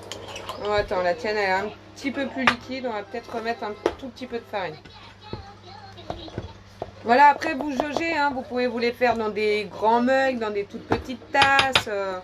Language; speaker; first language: French; native; French